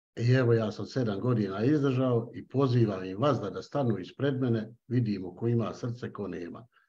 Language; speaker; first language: Bosnian; native; Bosnian